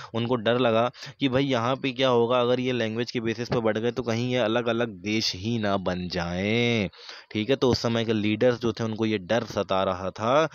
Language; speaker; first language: Hindi; native; Hindi